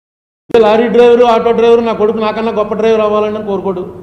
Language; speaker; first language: Telugu; native; Telugu